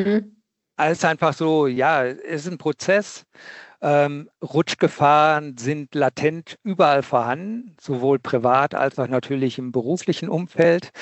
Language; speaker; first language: German; native; German